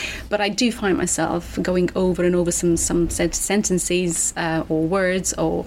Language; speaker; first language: English; non-native, fluent; Romanian